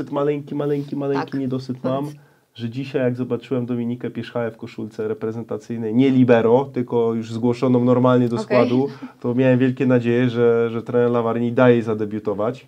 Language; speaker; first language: Polish; native; Polish